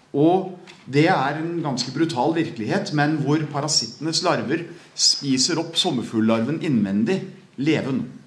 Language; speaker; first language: Norwegian; native; Norwegian